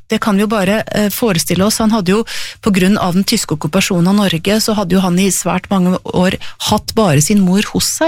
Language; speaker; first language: Norwegian; native; Norwegian